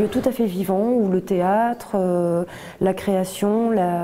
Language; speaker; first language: French; native; French